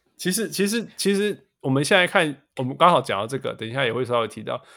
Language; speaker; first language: Chinese; non-native, local second language; Min Nan Chinese